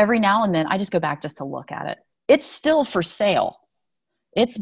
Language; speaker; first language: English; native; English